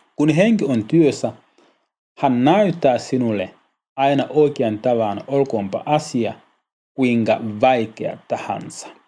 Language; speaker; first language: Finnish; non-native, learner; Swahili